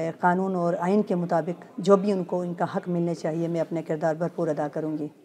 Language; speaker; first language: Urdu; non-native, local second language; Khowar